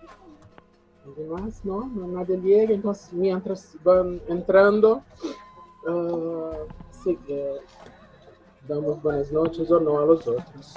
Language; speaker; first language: Spanish; non-native, fluent; Portuguese